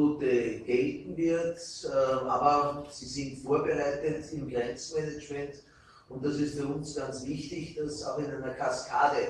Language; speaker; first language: German; native; German